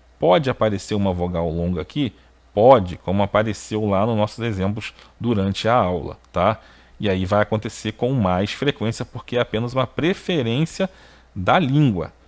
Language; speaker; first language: Portuguese; native; Portuguese